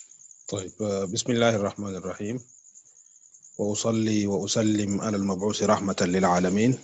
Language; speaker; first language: Arabic; native; Arabic